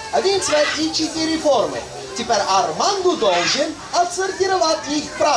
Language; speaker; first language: Russian; non-native, learner; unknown